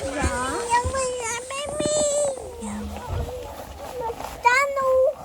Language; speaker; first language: Swedish; early bilingual, other home language; Mongolian